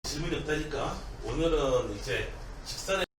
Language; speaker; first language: Korean; native; Korean